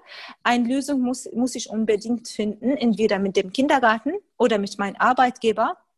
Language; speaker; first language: German; non-native, fluent; Arabic